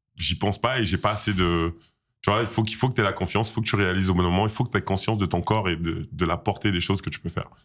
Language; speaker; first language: French; native; French